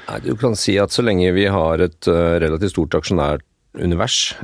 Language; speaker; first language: Norwegian; native; Norwegian